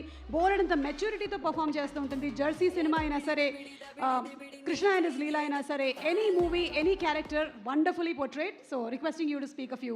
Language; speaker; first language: Telugu; native; Telugu